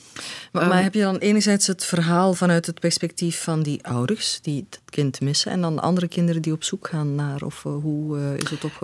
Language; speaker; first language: Dutch; native; Dutch